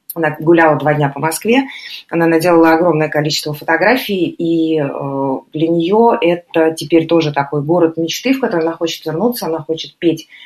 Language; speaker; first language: Russian; native; Russian